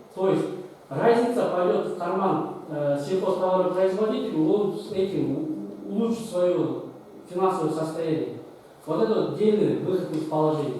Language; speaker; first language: Russian; non-native, local second language; Kazakh